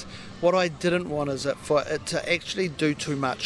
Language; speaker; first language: English; native; English